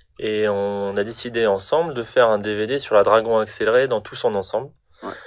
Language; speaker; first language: French; native; French